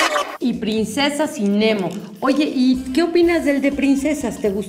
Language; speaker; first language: Spanish; native; Spanish